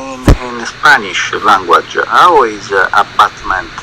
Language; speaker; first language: English; non-native, learner; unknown